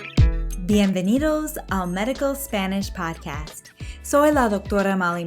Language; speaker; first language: Spanish; non-native, fluent; English